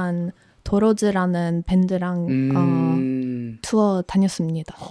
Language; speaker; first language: Korean; non-native, fluent; Polish